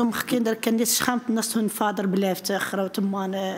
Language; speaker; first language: Dutch; non-native, learner; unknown